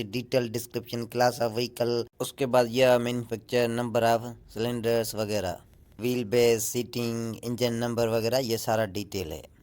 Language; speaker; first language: Urdu; native; Urdu